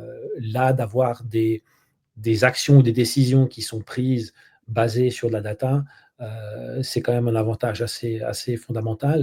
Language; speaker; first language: French; native; French